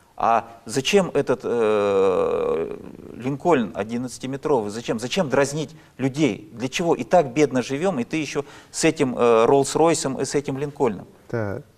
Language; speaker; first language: Russian; native; Russian